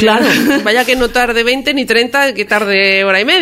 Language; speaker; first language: Spanish; native; Spanish